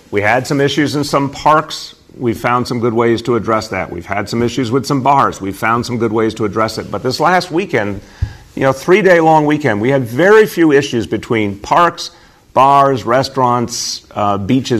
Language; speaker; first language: English; native; English